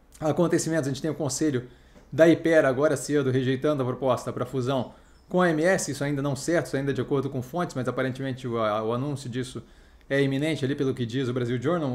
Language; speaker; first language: Portuguese; native; Portuguese